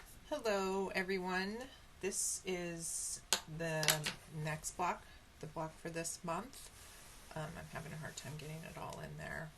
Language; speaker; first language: English; native; English